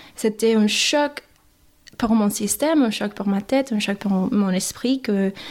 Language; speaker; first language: French; non-native, fluent; English